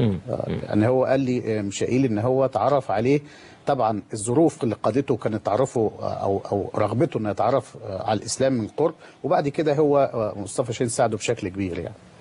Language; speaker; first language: Arabic; native; Arabic